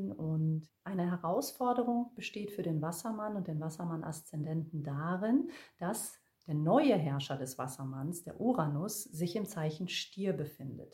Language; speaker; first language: German; native; German